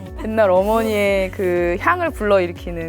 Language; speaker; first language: Korean; native; Korean